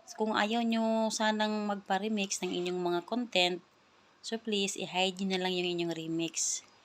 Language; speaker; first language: Filipino; non-native, local second language; Cebuano